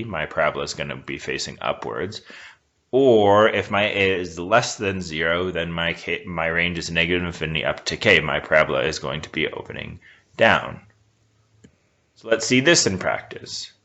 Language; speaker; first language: English; native; English